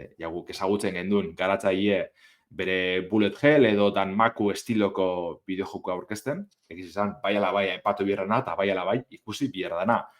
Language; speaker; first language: Basque; native; Basque